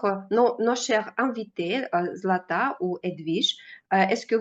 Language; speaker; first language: French; non-native, fluent; Russian